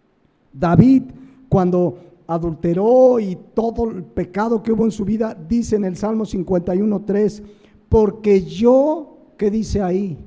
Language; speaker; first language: Spanish; native; Spanish